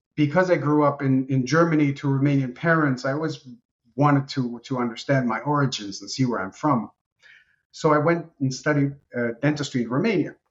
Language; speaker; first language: English; non-native, fluent; Romanian